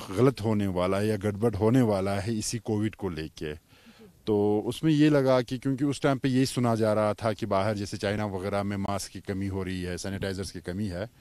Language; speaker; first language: Hindi; non-native, local second language; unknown